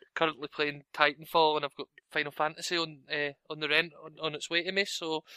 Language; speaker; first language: English; native; English